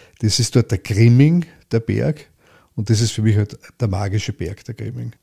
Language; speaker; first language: German; native; German